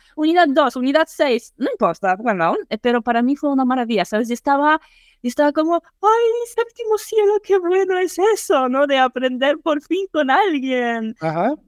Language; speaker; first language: Spanish; non-native, fluent; Polish